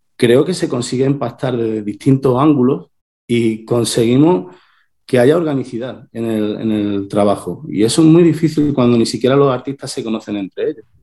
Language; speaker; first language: Spanish; native; Spanish